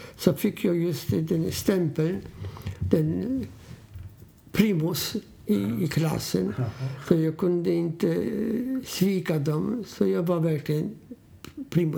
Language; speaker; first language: Swedish; non-native, fluent; Polish